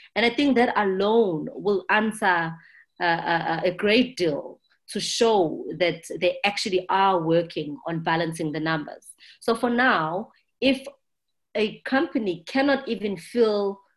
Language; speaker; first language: English; non-native, local second language; Zulu